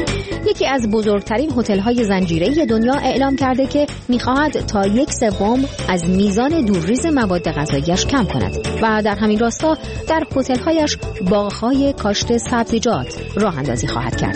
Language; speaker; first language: Persian; native; Persian